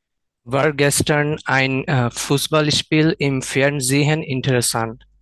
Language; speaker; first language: German; non-native, learner; Bangla